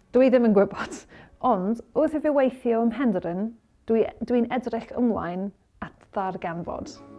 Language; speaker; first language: Welsh; non-native, learner; English